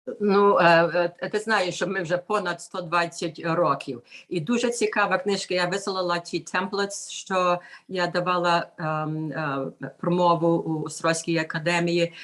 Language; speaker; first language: Ukrainian; early bilingual, heritage; Ukrainian